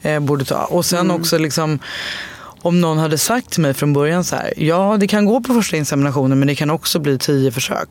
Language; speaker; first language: Swedish; native; Swedish